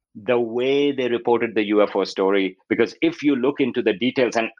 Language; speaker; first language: English; non-native, local second language; Urdu